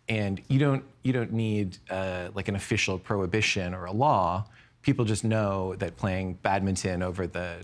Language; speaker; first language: English; native; English